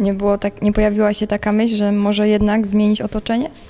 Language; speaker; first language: Polish; native; Polish